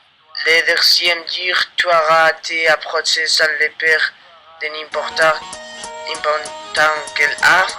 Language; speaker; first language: French; non-native, learner; Spanish